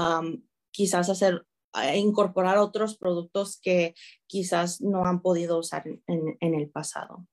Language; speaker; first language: Spanish; early bilingual, heritage; Spanish